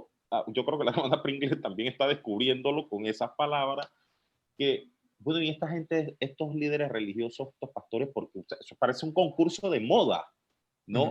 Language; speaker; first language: Spanish; native; Spanish